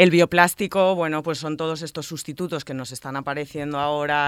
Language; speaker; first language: Spanish; native; Spanish